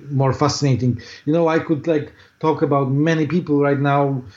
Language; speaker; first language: English; non-native, fluent; Polish